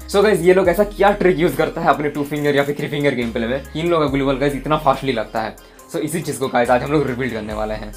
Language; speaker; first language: Hindi; native; Hindi